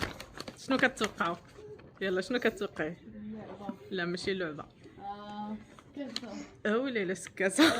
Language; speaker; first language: Arabic; native; Arabic